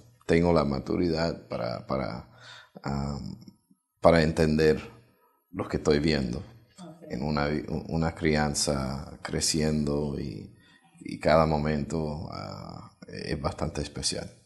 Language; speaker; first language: Spanish; early bilingual, heritage; Spanish